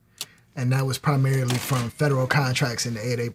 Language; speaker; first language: English; native; English